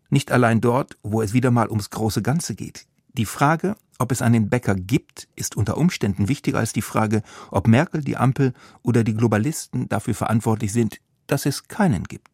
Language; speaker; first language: German; native; German